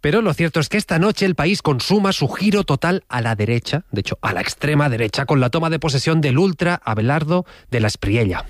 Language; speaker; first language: Spanish; native; Spanish